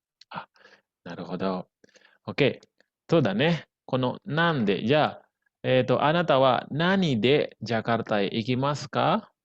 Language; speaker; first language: Japanese; non-native, fluent; Indonesian